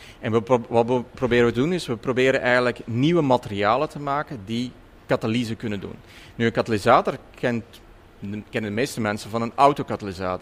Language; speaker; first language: Dutch; native; Dutch